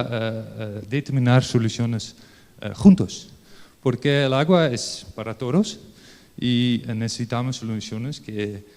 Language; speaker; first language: Spanish; non-native, learner; Dutch